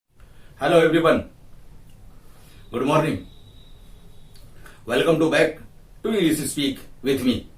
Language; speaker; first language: English; non-native, learner; Hindi